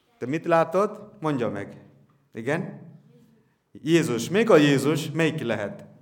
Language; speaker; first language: Hungarian; non-native, learner; Bangla